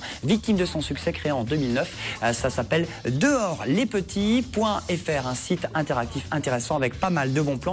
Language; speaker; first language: French; native; French